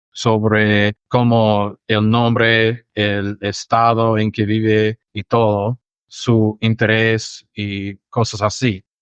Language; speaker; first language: Spanish; non-native, fluent; English